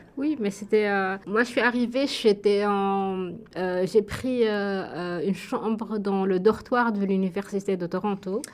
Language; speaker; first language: French; non-native, local second language; Arabic